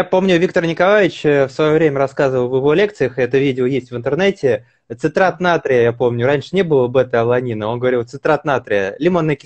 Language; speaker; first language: Russian; native; Russian